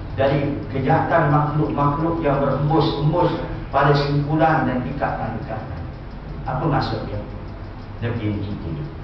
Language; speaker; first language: Malay; non-native, local second language; Tamil